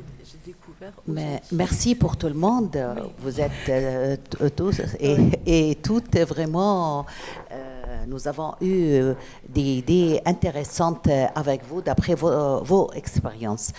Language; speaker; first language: French; non-native, learner; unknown